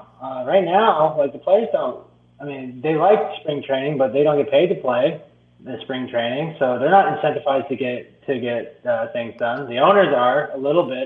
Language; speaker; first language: English; native; English